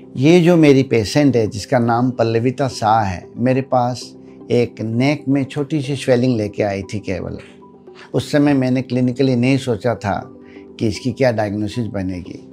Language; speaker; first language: Hindi; native; Hindi